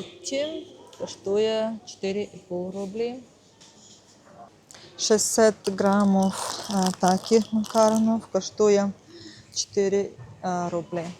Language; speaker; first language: Polish; non-native, learner; Russian